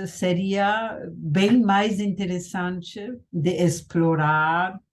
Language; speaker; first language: Portuguese; non-native, fluent; German